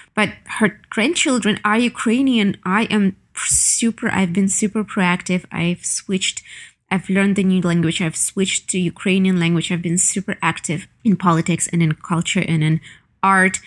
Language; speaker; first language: English; non-native, fluent; Ukrainian